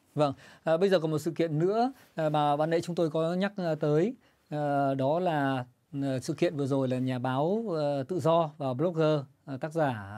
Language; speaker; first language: Vietnamese; native; Vietnamese